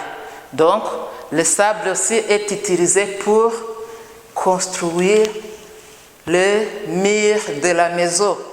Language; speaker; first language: French; non-native, local second language; Kinyarwanda